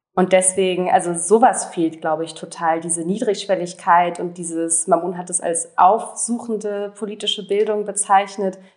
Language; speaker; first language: German; native; German